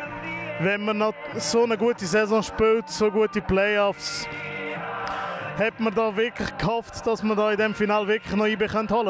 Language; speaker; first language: German; native; German